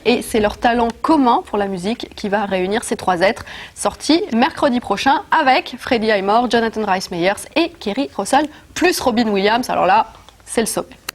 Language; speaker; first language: French; native; French